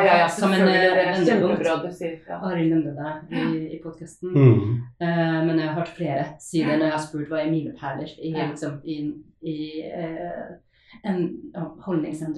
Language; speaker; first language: Norwegian; non-native, fluent; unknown